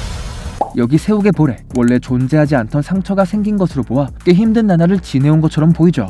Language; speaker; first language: Korean; native; Korean